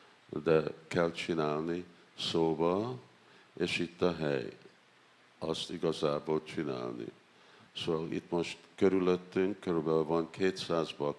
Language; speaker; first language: Hungarian; non-native, learner; English